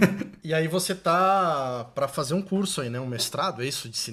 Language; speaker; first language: Portuguese; native; Portuguese